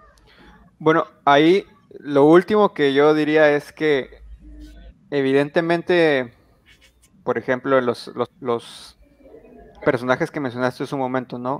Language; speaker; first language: Spanish; native; Spanish